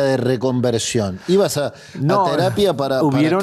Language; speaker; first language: Spanish; native; Spanish